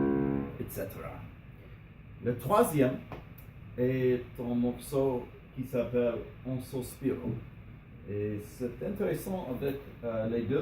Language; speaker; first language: French; non-native, learner; English